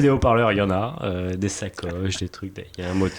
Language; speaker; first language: French; native; French